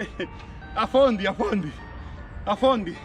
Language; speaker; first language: Italian; non-native, learner; Spanish